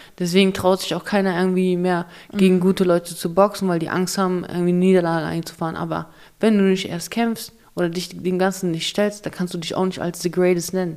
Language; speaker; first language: German; early bilingual, other home language; Russian